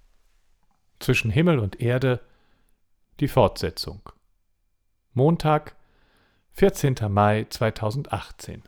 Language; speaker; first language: German; native; German